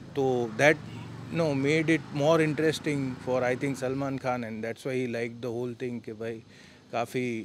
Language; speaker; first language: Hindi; non-native, local second language; Gujarati